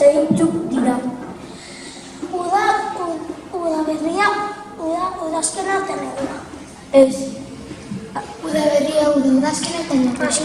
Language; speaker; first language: Basque; non-native, local second language; Spanish